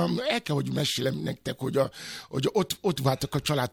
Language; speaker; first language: Hungarian; non-native, fluent; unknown